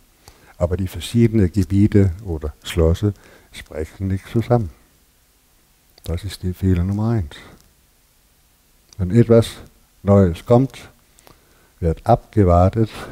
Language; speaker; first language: German; non-native, learner; Danish